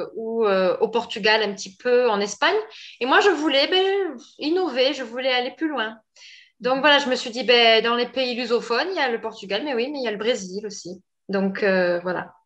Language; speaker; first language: French; native; French